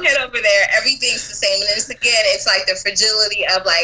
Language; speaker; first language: English; native; English